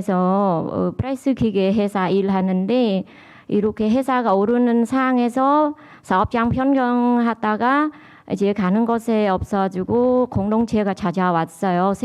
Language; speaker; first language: Korean; non-native, learner; Khmer